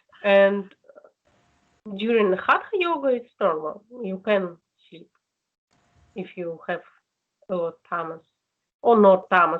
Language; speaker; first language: English; non-native, learner; Russian